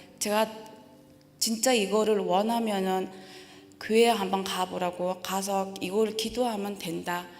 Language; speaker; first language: Korean; non-native, fluent; Mongolian